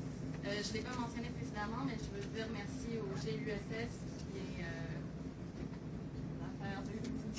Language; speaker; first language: French; native; French